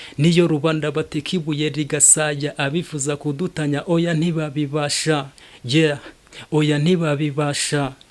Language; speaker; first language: Kinyarwanda; early bilingual, heritage; Kinyarwanda